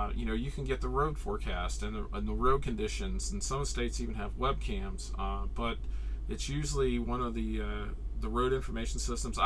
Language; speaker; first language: English; native; English